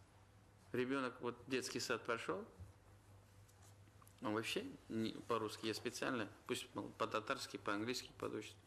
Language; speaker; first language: Russian; non-native, local second language; Tatar